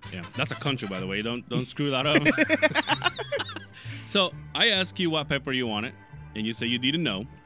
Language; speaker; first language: English; native; English